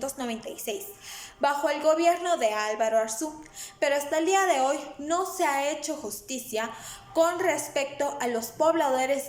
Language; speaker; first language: Spanish; native; Spanish